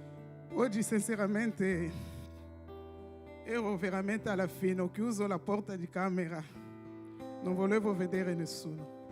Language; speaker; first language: Italian; non-native, fluent; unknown